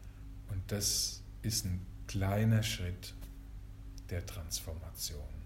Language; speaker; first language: German; native; German